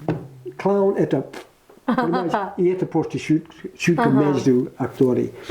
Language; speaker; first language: Russian; non-native, learner; English